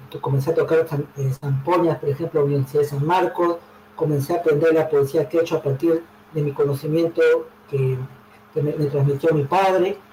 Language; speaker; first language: Spanish; native; Spanish